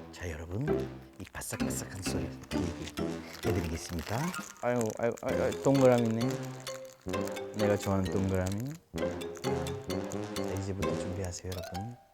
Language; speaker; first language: Korean; non-native, fluent; Hindi